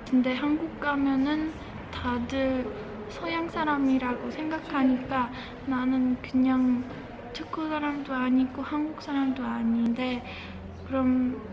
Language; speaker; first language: Korean; early bilingual, heritage; Czech